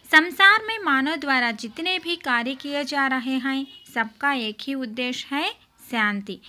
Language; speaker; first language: Hindi; non-native, local second language; Telugu